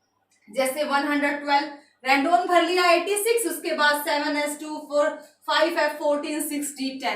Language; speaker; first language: Hindi; native; Hindi